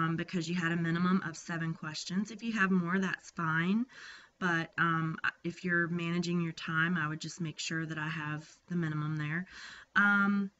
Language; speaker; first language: English; native; English